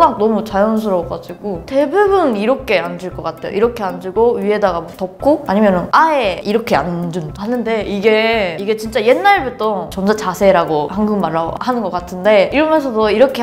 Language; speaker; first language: Korean; non-native, fluent; Japanese